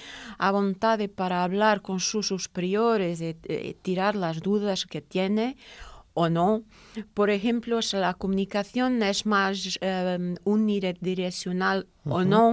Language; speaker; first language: Spanish; non-native, fluent; Portuguese